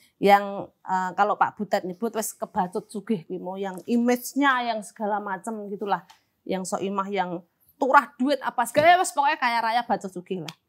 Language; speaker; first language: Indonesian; non-native, local second language; Javanese